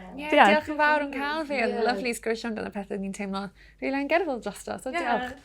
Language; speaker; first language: Welsh; non-native, local second language; English